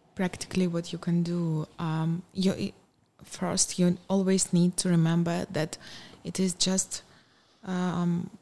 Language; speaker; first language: English; non-native, fluent; Ukrainian